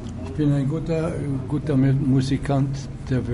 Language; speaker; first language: German; non-native, fluent; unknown